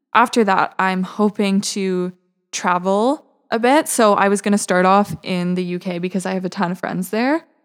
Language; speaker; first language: English; native; English